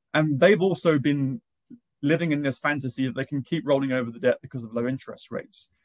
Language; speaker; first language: English; native; English